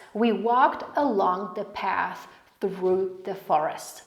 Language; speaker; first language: English; non-native, fluent; Polish